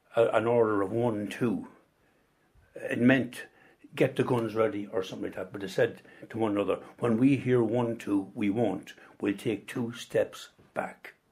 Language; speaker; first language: English; native; English